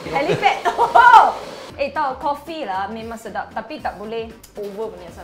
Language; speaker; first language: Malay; non-native, local second language; Cantonese